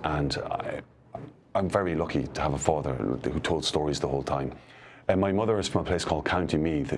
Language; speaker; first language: English; native; English